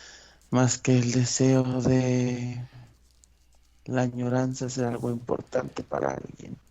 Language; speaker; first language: Spanish; native; Spanish